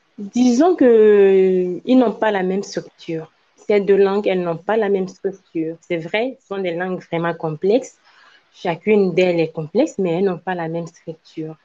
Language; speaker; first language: French; non-native, local second language; Ewe